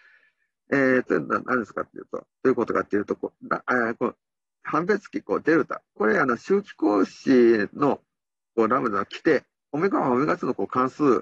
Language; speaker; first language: Japanese; native; Japanese